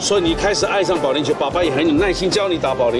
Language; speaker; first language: Chinese; native; Chinese